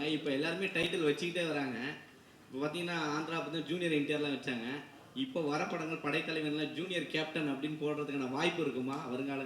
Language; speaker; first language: Tamil; native; Tamil